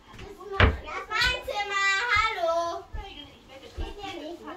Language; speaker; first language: German; early bilingual, other home language; Romanian